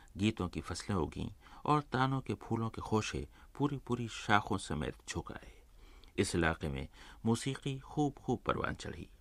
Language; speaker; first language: Urdu; native; Urdu